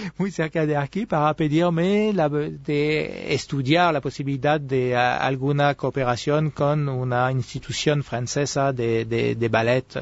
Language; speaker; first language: Spanish; non-native, fluent; French